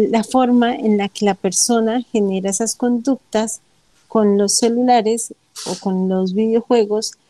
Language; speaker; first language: Spanish; native; Spanish